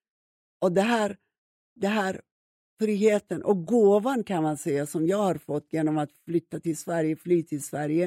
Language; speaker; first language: Swedish; non-native, fluent; Persian